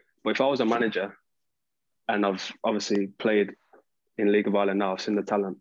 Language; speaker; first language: English; native; English